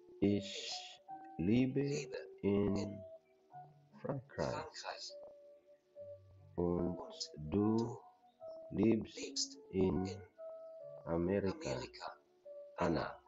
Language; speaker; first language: German; non-native, learner; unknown